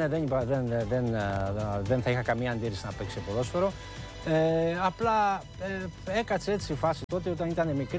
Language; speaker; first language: Greek; native; Greek